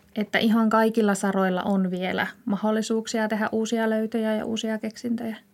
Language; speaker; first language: Finnish; native; Finnish